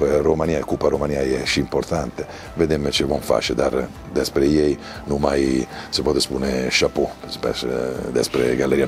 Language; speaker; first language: Romanian; non-native, learner; Italian